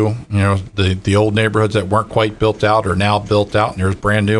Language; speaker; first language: English; native; English